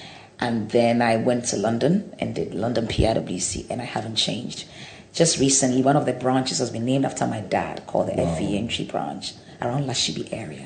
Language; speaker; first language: English; non-native, local second language; Akan